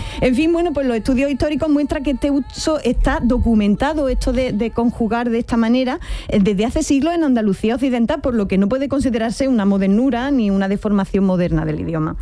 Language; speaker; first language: Spanish; native; Spanish